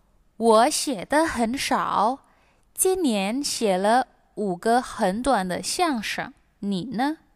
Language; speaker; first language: Chinese; non-native, fluent; Indonesian